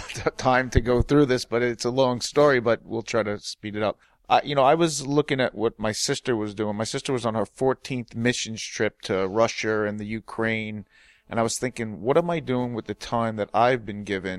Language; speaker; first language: English; native; English